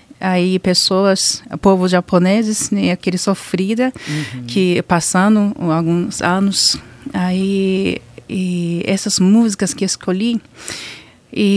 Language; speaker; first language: Portuguese; non-native, learner; Japanese